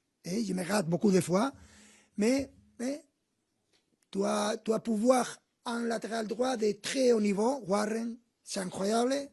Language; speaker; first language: French; non-native, fluent; Spanish